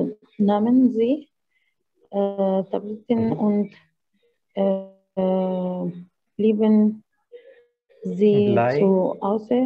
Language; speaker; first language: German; non-native, learner; Arabic